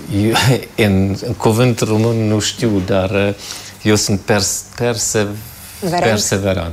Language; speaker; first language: Romanian; non-native, fluent; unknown